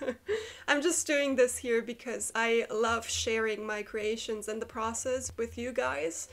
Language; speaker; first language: English; non-native, fluent; German